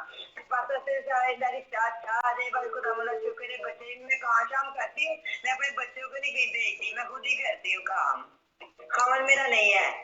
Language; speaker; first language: Urdu; non-native, local second language; Punjabi